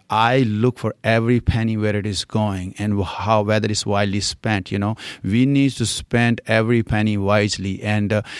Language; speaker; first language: English; non-native, local second language; Punjabi